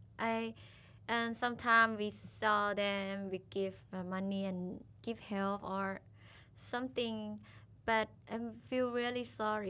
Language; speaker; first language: English; non-native, learner; Thai